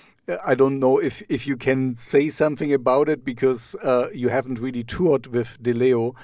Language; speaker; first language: English; non-native, fluent; German